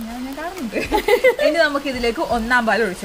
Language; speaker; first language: Malayalam; native; Malayalam